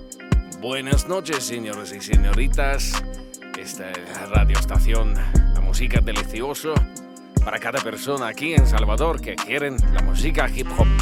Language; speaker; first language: Spanish; non-native, learner; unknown